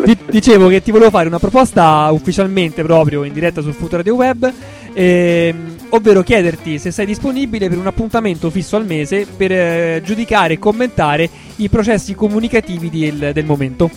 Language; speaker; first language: Italian; native; Italian